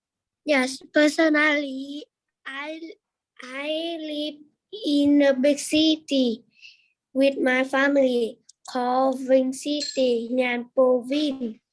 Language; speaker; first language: English; non-native, learner; Vietnamese